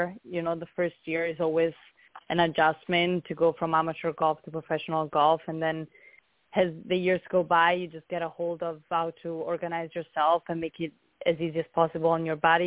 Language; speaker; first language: English; non-native, fluent; Italian